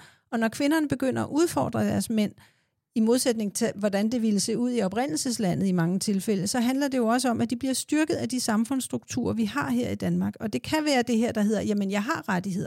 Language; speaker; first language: Danish; native; Danish